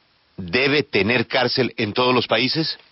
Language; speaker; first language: Spanish; native; Spanish